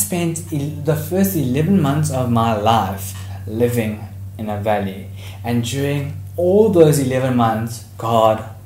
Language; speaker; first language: English; native; English